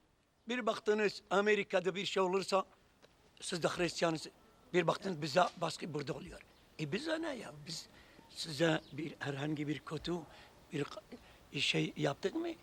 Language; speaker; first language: Turkish; non-native, local second language; Turoyo